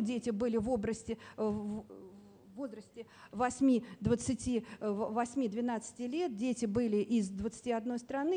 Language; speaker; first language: Russian; native; Russian